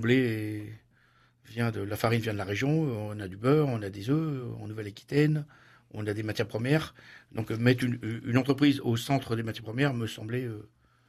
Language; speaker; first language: French; native; French